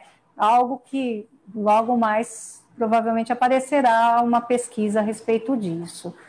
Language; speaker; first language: Portuguese; native; Portuguese